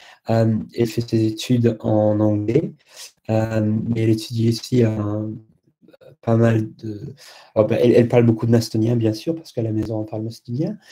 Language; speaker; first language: French; non-native, fluent; English